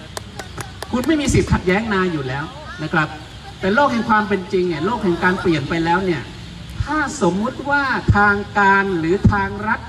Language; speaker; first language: Thai; native; Thai